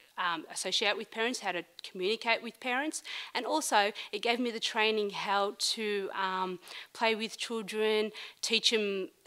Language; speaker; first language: English; non-native, fluent; Arabic